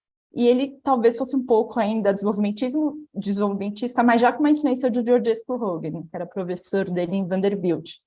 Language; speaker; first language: Portuguese; native; Portuguese